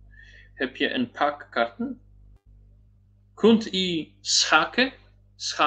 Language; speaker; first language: Dutch; non-native, learner; Polish